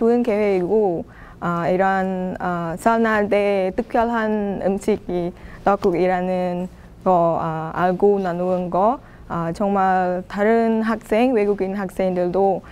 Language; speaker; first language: Korean; non-native, learner; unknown